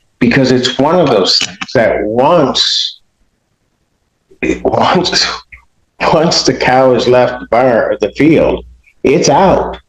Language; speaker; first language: English; native; English